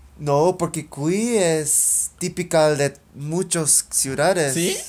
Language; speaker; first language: Spanish; non-native, learner; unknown